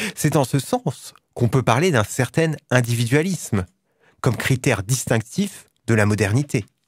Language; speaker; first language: French; native; French